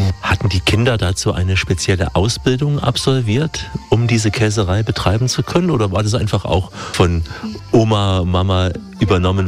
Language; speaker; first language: German; native; German